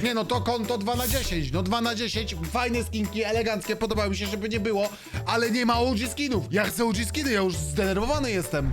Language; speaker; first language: Polish; native; Polish